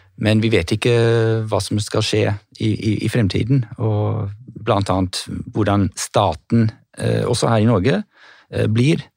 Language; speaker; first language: Norwegian; non-native, fluent; English